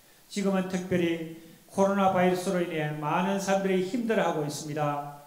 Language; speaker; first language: Korean; native; Korean